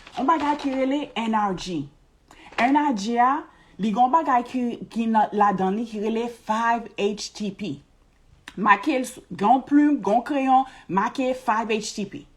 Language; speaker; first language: Haitian Creole; early bilingual, heritage; Haitian Creole